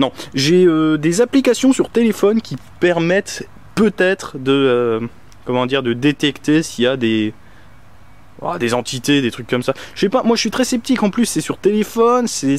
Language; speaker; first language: French; native; French